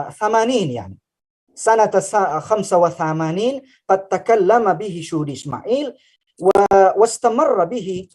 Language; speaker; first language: Arabic; non-native, fluent; Indonesian